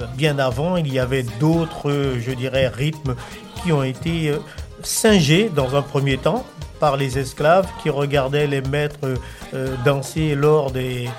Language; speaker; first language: French; native; French